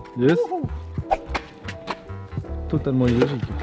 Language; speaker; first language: French; native; French